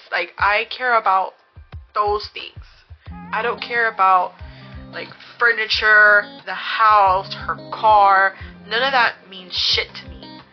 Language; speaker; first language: English; native; English